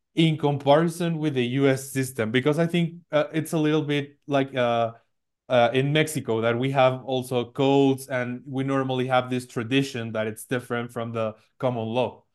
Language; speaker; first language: English; non-native, fluent; Spanish